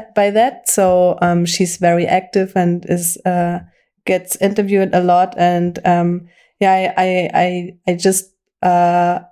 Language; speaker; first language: English; non-native, fluent; German